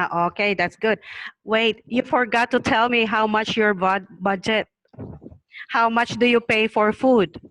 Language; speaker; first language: English; non-native, learner; Thai